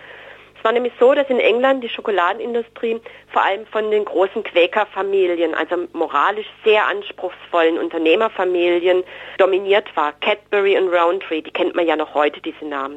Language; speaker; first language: German; native; German